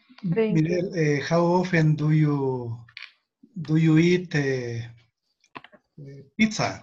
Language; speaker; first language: English; non-native, learner; Spanish